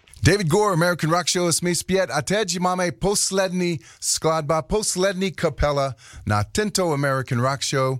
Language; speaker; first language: Czech; non-native, learner; English